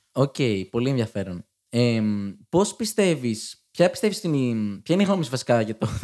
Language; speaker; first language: Greek; native; Greek